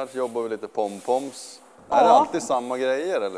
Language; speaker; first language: Swedish; native; Swedish